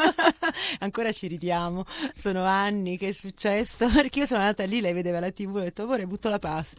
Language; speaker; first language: Italian; native; Italian